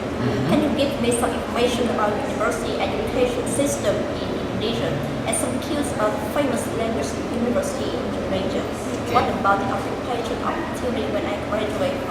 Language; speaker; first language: English; non-native, learner; Vietnamese